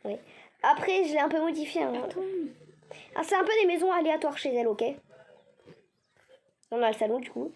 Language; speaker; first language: French; native; French